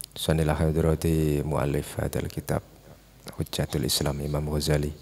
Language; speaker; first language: Indonesian; non-native, local second language; Javanese